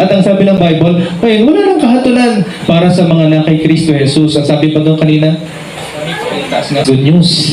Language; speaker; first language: Filipino; native; Filipino